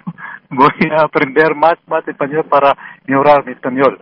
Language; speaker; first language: Spanish; non-native, learner; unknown